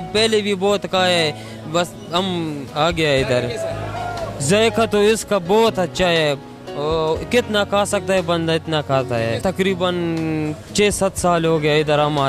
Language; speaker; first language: Hindi; non-native, local second language; Pashto